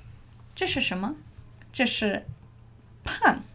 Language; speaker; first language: Chinese; non-native, fluent; English